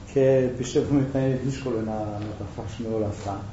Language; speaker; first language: Greek; non-native, learner; Romanian